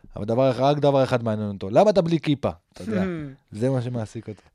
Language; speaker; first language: Hebrew; native; Hebrew